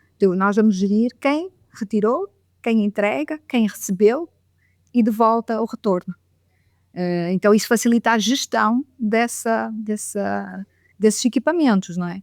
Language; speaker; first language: Portuguese; native; Portuguese